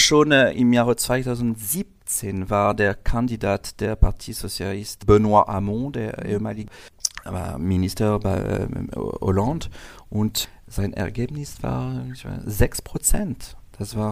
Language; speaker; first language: German; non-native, learner; French